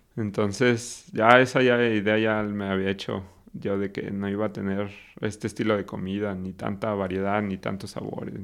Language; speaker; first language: Spanish; native; Spanish